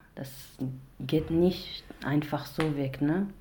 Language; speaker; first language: German; non-native, fluent; Arabic